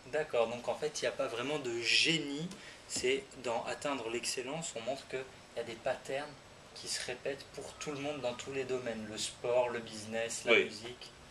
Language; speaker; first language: French; native; French